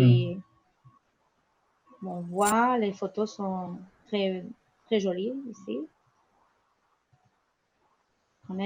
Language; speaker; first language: French; non-native, learner; Spanish